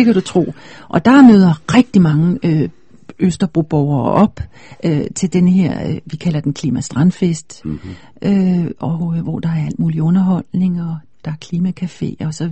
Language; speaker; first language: Danish; native; Danish